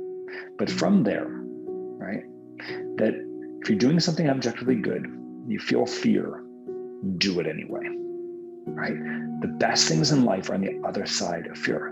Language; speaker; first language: English; native; English